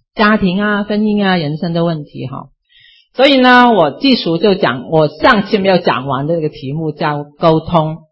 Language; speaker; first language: Chinese; non-native, local second language; Cantonese